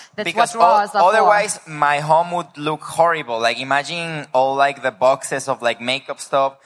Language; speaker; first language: English; non-native, fluent; Spanish